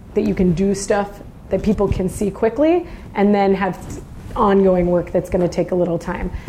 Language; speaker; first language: English; native; English